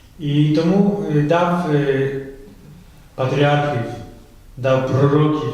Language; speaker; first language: Ukrainian; non-native, fluent; Polish